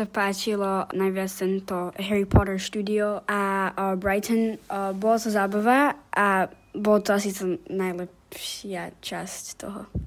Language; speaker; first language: Slovak; early bilingual, heritage; Slovak